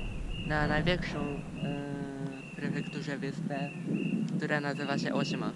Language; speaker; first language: Polish; non-native, fluent; Japanese